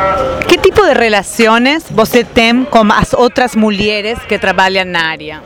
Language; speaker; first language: Portuguese; non-native, fluent; Spanish